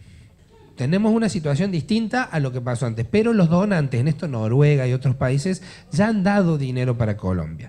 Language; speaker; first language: Spanish; native; Spanish